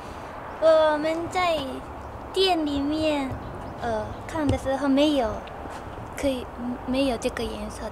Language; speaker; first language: Chinese; non-native, fluent; Japanese